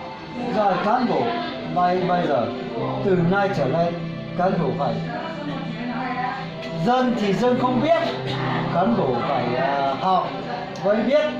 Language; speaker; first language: Vietnamese; non-native, local second language; Hmong